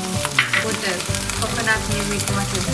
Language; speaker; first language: English; non-native, learner; Thai